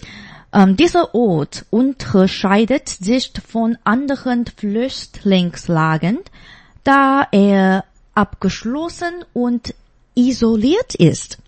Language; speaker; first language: German; non-native, fluent; Chinese